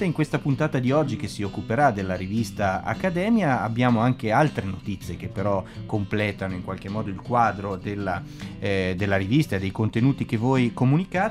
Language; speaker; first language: Italian; native; Italian